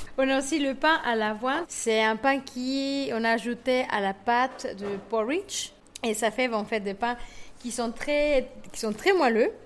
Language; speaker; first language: French; non-native, fluent; Spanish